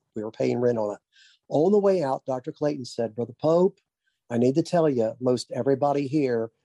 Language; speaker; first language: English; native; English